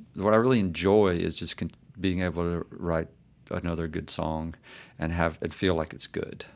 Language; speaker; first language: English; native; English